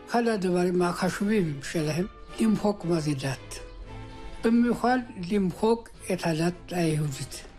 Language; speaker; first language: Hebrew; early bilingual, other home language; Amharic